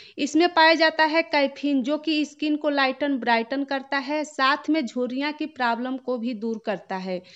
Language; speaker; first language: Hindi; native; Hindi